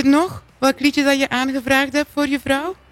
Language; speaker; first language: Dutch; native; Dutch